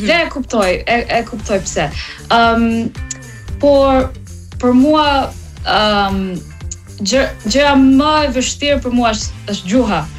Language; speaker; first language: Albanian; non-native, learner; English